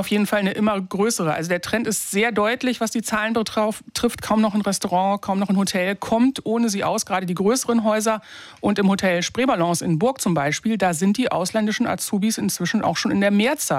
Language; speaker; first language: German; native; German